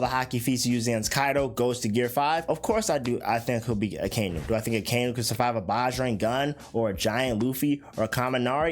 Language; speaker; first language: English; native; English